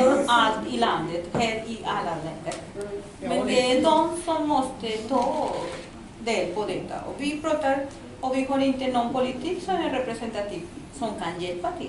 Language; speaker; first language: Swedish; non-native, learner; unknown